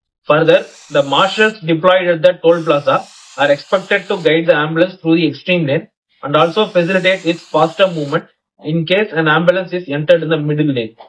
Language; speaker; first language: English; non-native, local second language; Tamil